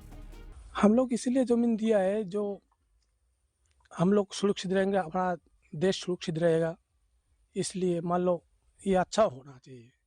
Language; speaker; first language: Hindi; non-native, local second language; Bangla